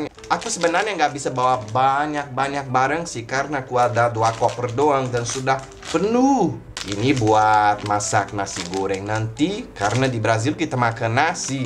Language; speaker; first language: Indonesian; non-native, fluent; Portuguese